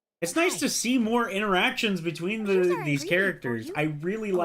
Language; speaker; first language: English; native; English